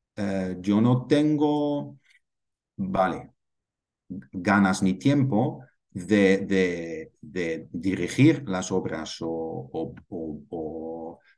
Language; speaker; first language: Spanish; non-native, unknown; Dutch